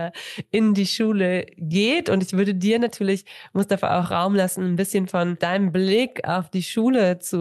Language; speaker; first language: German; native; German